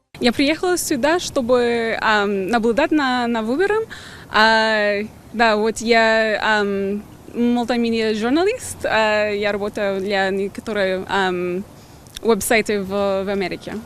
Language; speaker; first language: Russian; non-native, learner; English